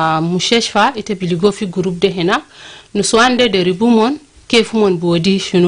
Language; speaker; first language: Arabic; non-native, local second language; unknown